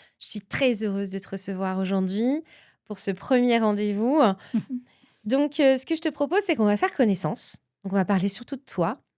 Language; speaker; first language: French; native; French